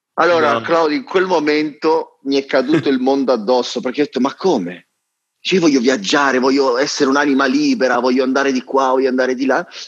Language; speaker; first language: Italian; native; Italian